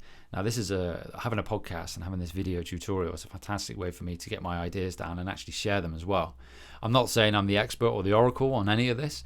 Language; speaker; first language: English; native; English